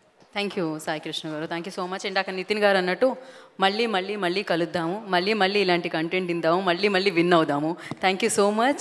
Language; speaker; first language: Telugu; native; Telugu